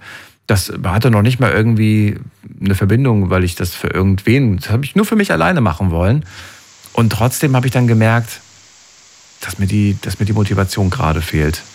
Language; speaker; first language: German; native; German